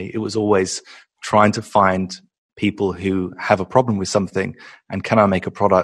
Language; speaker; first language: English; native; English